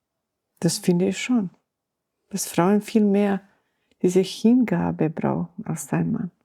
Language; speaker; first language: German; non-native, learner; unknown